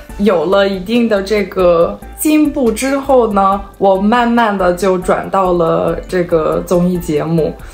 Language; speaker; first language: Chinese; non-native, fluent; Serbian